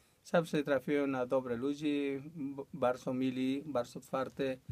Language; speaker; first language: Polish; non-native, fluent; Spanish